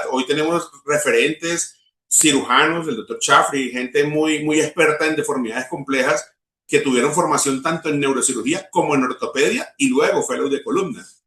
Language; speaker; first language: Spanish; native; Spanish